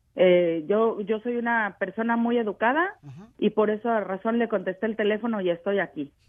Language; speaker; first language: Spanish; native; Spanish